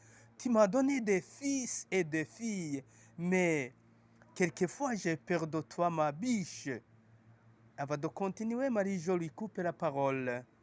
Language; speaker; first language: French; non-native, local second language; Rundi